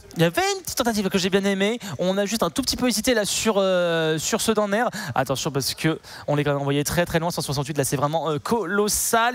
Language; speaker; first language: French; native; French